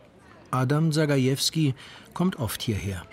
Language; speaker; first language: German; native; German